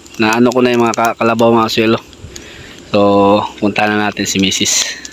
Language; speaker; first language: Filipino; non-native, local second language; Cebuano